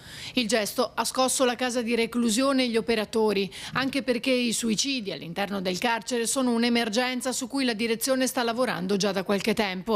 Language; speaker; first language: Italian; native; Italian